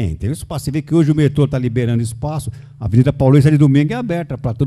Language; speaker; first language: Portuguese; native; Portuguese